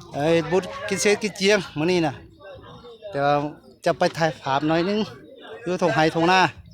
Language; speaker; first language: Lao; non-native, local second language; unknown